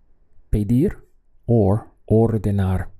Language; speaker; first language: Spanish; non-native, fluent; English